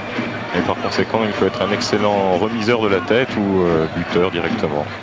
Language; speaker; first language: French; native; French